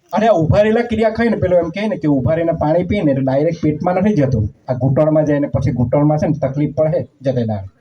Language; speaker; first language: Gujarati; non-native, local second language; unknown